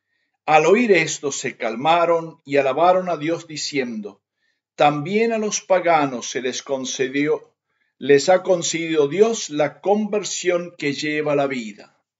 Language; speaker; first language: Spanish; native; Spanish